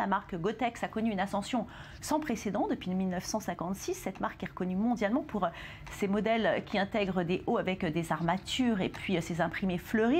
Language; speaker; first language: French; native; French